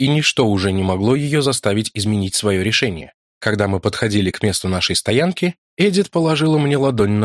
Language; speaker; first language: Russian; native; Russian